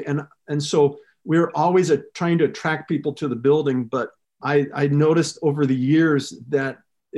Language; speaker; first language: English; native; English